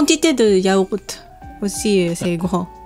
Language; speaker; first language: French; non-native, learner; Japanese